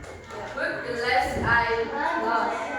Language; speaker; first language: English; non-native, learner; Indonesian